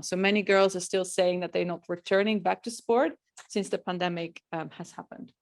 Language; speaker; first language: English; non-native, fluent; Dutch